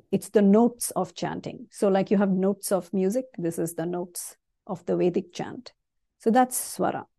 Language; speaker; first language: English; non-native, local second language; Kannada